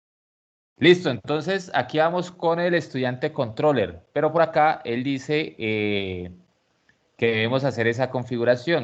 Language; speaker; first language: Spanish; native; Spanish